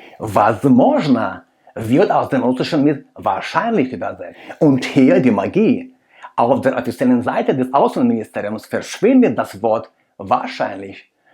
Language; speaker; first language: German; non-native, fluent; Russian